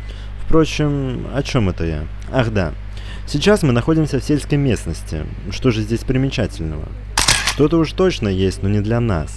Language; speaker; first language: Russian; native; Russian